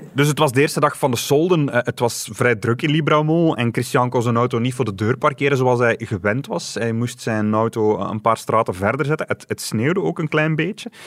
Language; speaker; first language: Dutch; native; Dutch